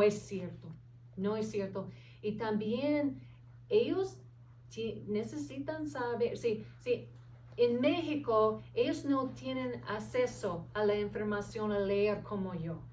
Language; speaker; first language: Spanish; non-native, fluent; English